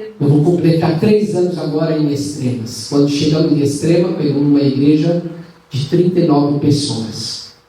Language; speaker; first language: Portuguese; native; Portuguese